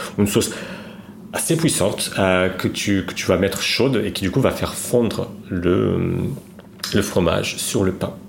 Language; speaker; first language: French; non-native, fluent; Portuguese